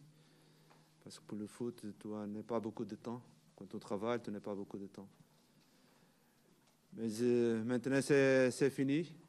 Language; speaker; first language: French; non-native, learner; Portuguese